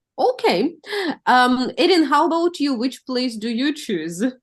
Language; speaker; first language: English; non-native, fluent; Russian